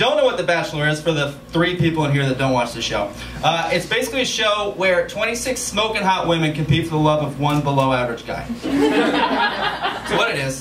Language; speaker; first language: English; native; English